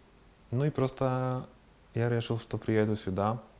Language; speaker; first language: Russian; non-native, fluent; Polish